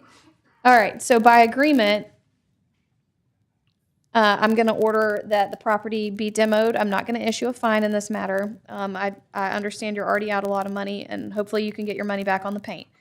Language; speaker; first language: English; native; English